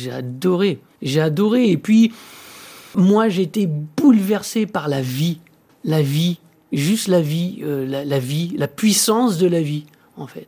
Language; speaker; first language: French; native; French